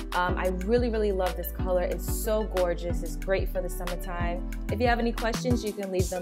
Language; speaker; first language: English; native; English